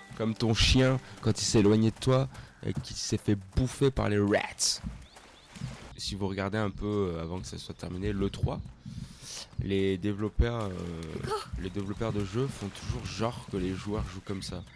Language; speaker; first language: French; native; French